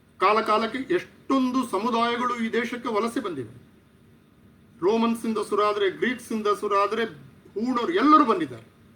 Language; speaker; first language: Kannada; non-native, local second language; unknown